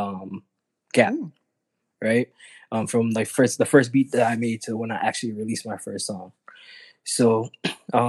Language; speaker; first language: English; native; English